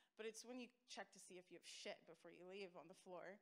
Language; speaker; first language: English; native; English